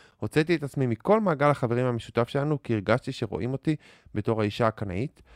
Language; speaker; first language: Hebrew; native; Hebrew